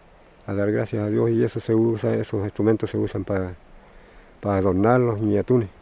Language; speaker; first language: Spanish; non-native, local second language; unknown